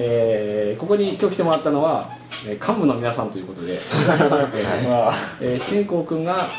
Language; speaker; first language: Japanese; native; Japanese